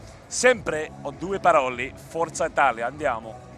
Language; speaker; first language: Italian; non-native, learner; English